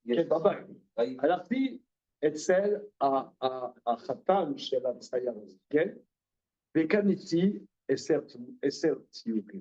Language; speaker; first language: Hebrew; non-native, fluent; French